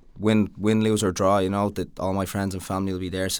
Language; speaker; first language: English; native; English